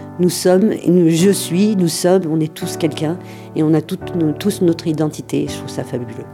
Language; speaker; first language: French; early bilingual, other home language; Arabic